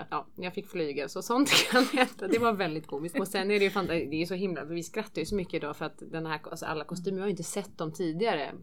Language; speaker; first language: Swedish; non-native, fluent; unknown